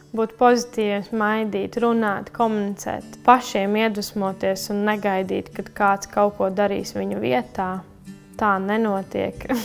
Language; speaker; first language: Latvian; native; Latvian